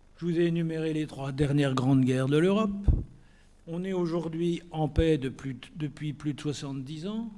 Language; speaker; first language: French; native; French